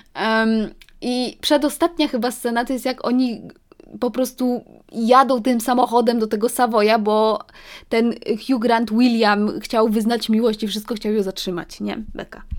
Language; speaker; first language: Polish; early bilingual, heritage; Polish